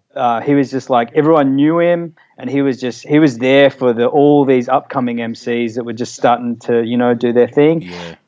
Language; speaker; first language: English; native; English